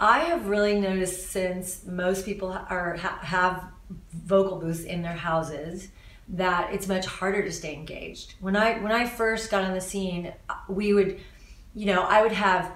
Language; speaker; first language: English; native; English